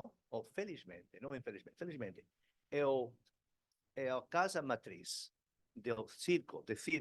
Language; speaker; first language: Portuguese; non-native, learner; Spanish